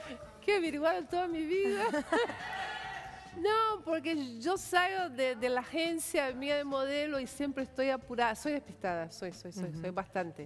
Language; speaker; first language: Spanish; non-native, fluent; Portuguese